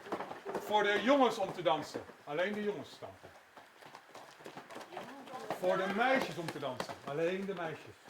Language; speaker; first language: Dutch; non-native, local second language; Papiamento